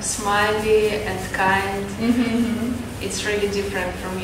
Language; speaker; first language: English; non-native, learner; Ukrainian